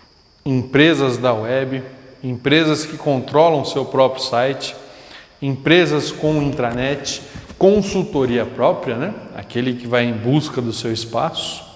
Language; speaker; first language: Portuguese; native; Portuguese